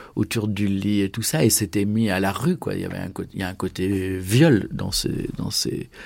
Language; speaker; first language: French; native; French